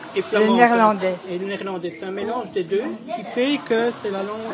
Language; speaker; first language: French; native; French